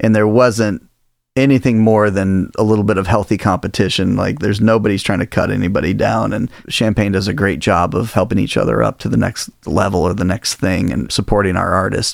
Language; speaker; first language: English; native; English